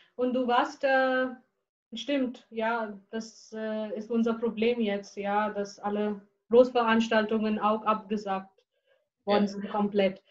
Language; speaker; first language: German; non-native, fluent; Bangla